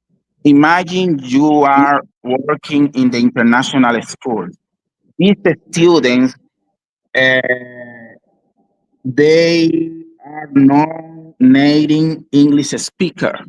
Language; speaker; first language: English; non-native, learner; Spanish